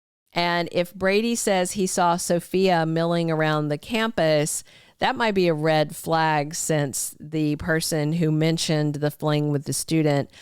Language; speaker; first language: English; native; English